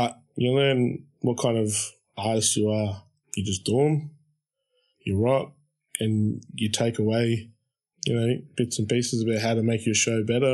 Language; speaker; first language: English; native; English